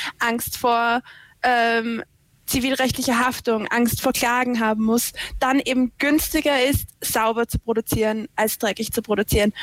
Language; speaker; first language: German; native; German